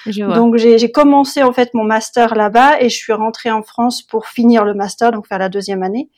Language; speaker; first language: French; native; French